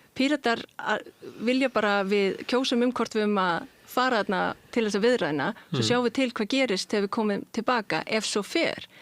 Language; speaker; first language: Icelandic; early bilingual, heritage; Icelandic